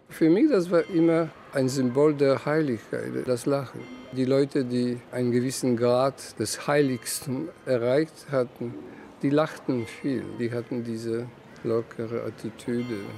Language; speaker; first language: German; non-native, fluent; Polish